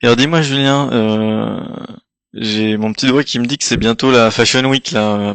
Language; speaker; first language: French; native; French